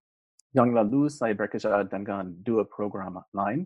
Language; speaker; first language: Indonesian; non-native, fluent; English